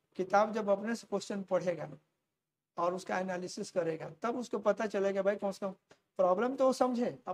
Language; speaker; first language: Hindi; native; Hindi